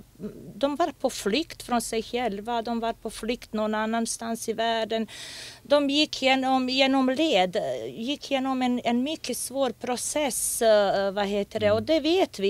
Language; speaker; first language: Swedish; non-native, fluent; Bosnian